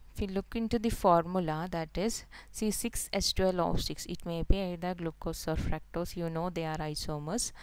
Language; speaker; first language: English; non-native, local second language; Malayalam